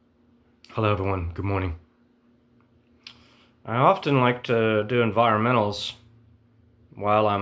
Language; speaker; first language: English; native; English